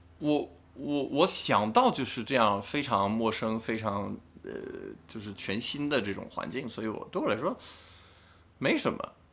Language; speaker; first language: Chinese; non-native, fluent; French